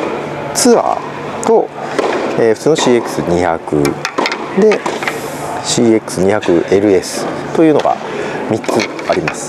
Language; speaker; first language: Japanese; native; Japanese